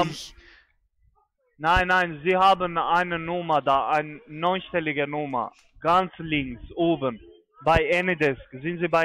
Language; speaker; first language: German; non-native, fluent; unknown